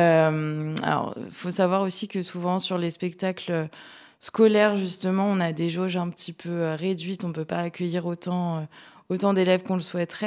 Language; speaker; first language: French; native; French